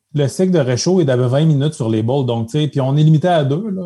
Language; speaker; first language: French; native; French